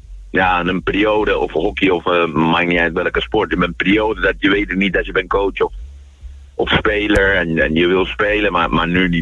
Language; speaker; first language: Dutch; non-native, fluent; Spanish